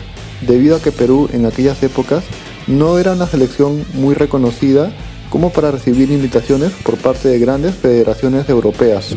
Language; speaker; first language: Spanish; native; Spanish